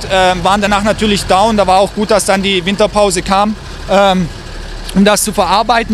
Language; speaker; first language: German; native; German